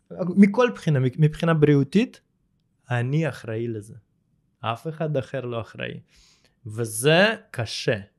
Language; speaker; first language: Hebrew; early bilingual, other home language; Russian